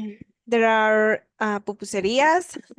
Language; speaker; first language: English; non-native, learner; Spanish